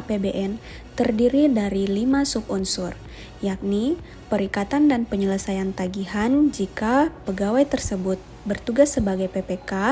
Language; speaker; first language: Indonesian; native; Indonesian